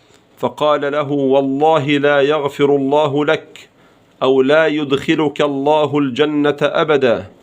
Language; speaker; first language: Arabic; native; Arabic